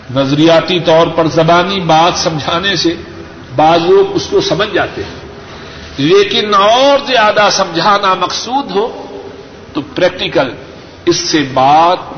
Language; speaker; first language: Urdu; non-native, local second language; Punjabi